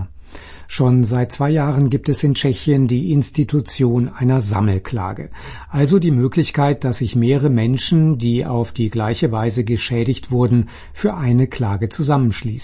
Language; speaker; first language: German; native; German